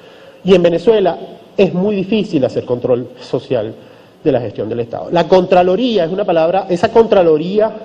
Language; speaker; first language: Spanish; native; Spanish